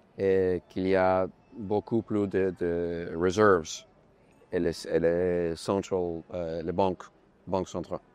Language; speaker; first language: French; non-native, learner; Spanish